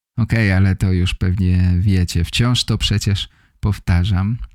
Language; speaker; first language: Polish; native; Polish